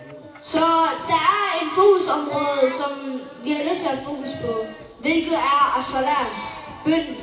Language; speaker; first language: Danish; non-native, learner; Malay